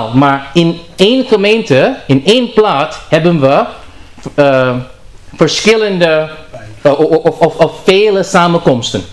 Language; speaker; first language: Dutch; non-native, learner; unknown